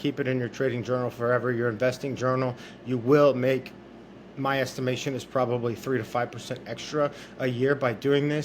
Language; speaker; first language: English; native; English